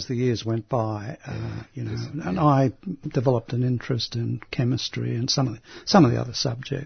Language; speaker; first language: English; non-native, local second language; Greek